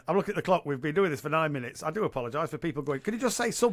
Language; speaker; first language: English; native; English